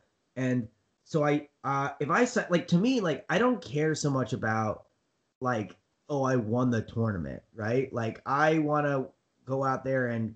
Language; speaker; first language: English; native; English